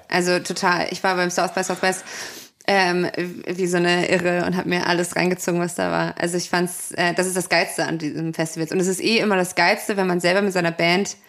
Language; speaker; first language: German; native; German